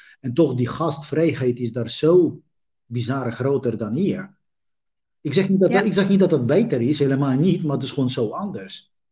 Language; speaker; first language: Dutch; non-native, fluent; Polish